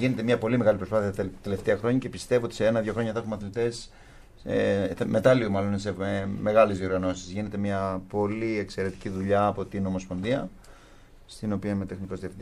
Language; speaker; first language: Greek; native; Greek